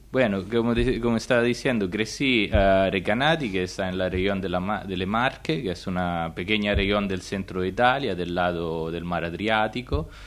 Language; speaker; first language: Spanish; non-native, fluent; Italian